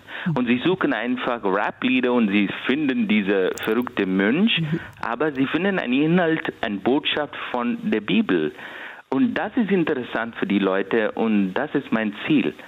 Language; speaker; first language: German; non-native, fluent; Kannada